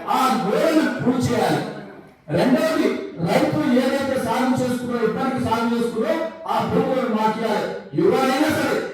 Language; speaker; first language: Telugu; non-native, local second language; Lambadi